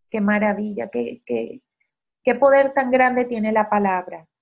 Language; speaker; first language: Spanish; native; Spanish